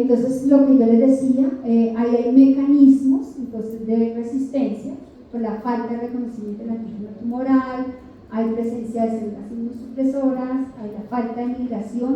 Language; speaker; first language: Spanish; native; Spanish